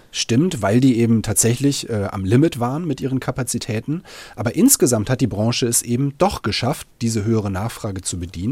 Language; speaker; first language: German; native; German